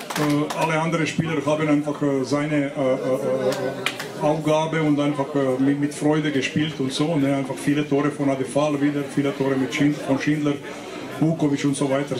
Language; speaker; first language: German; non-native, fluent; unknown